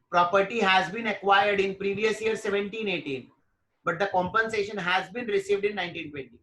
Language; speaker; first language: English; non-native, local second language; Hindi